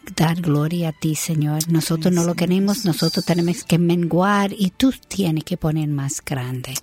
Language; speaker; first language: Spanish; non-native, fluent; English